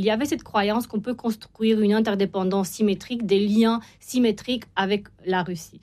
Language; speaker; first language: French; non-native, fluent; Romanian